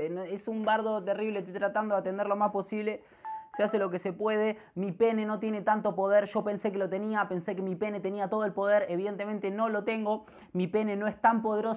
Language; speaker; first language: Spanish; native; Spanish